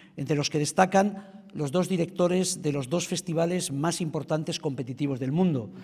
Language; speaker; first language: Spanish; native; Spanish